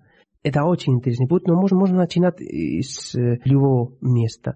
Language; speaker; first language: Russian; non-native, fluent; Spanish